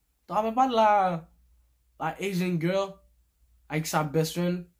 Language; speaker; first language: French; early bilingual, heritage; French